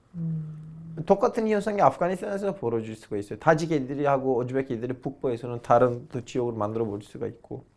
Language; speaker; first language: Korean; non-native, fluent; Turkish